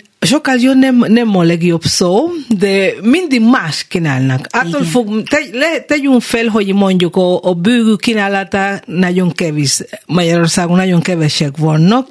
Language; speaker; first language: Hungarian; non-native, learner; Spanish